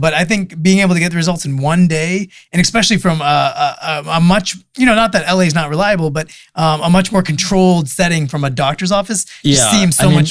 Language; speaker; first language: English; native; English